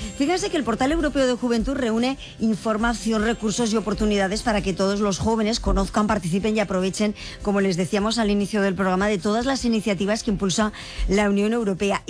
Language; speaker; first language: Spanish; native; Spanish